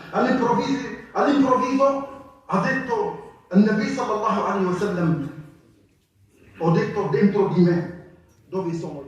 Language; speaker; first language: Italian; non-native, fluent; Arabic